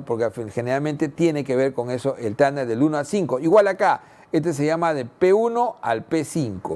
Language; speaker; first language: Spanish; native; Spanish